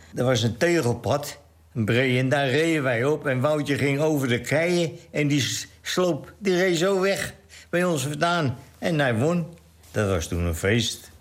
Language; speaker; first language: Dutch; native; Dutch